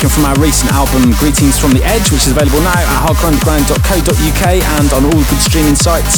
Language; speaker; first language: English; native; English